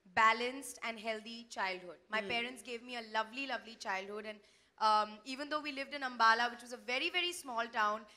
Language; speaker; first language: English; non-native, local second language; Hindi